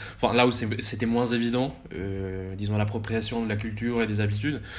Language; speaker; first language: French; early bilingual, heritage; Spanish